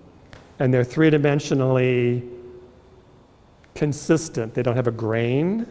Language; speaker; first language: English; native; English